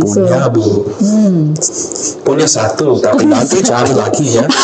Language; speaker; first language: Indonesian; non-native, learner; English